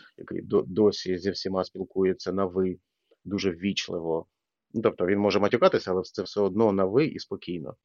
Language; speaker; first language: Ukrainian; non-native, local second language; Russian